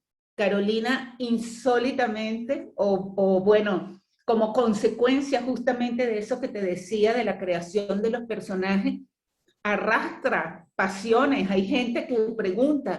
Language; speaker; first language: Spanish; native; Spanish